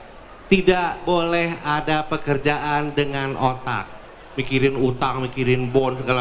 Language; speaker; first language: Indonesian; native; Indonesian